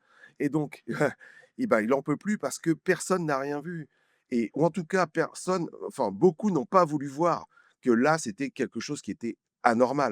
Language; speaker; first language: French; native; French